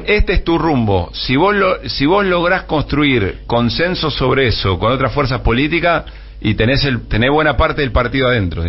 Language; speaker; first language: Spanish; native; Spanish